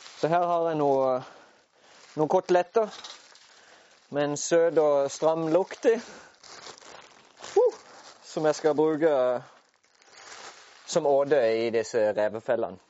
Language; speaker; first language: Norwegian; native; Norwegian